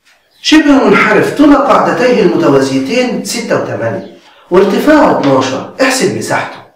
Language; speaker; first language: Arabic; native; Arabic